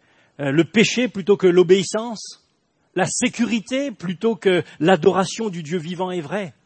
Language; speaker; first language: French; native; French